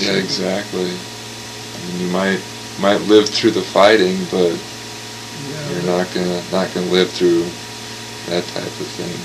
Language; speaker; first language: English; native; English